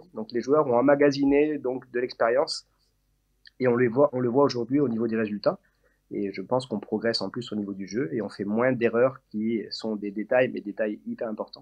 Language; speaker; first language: French; native; French